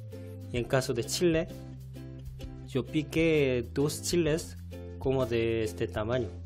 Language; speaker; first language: Spanish; non-native, fluent; Korean